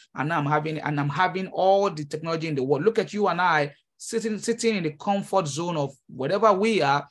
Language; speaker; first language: English; non-native, local second language; Yoruba